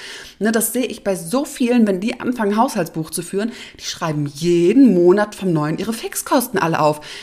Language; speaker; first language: German; native; German